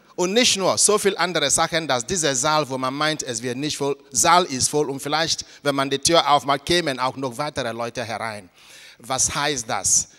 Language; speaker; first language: German; non-native, fluent; Igbo